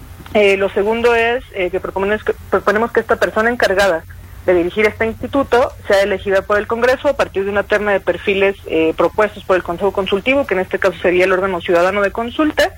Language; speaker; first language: Spanish; native; Spanish